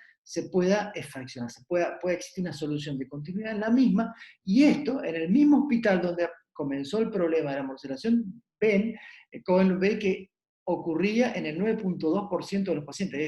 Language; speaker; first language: Spanish; native; Spanish